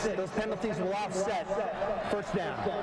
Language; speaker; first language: English; native; English